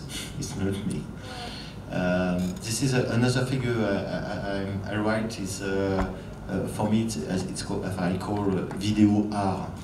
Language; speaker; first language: English; non-native, learner; French